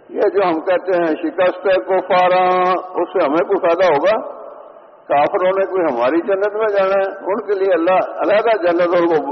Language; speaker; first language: Urdu; native; Urdu